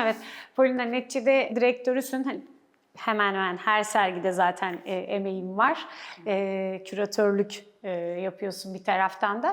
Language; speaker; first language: Turkish; native; Turkish